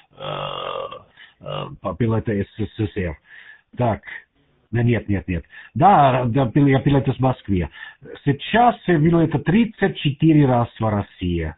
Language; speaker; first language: Russian; non-native, learner; German